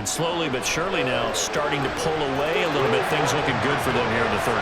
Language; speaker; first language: English; native; English